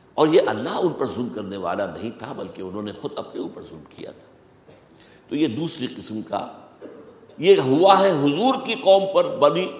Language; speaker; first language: Urdu; native; Urdu